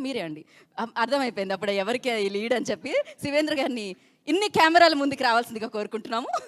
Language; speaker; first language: Telugu; native; Telugu